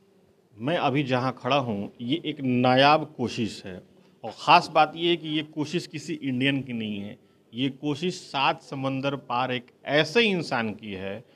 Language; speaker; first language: Hindi; native; Hindi